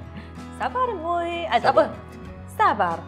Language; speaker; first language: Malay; non-native, fluent; Chinese